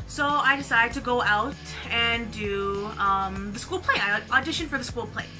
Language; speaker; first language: English; native; English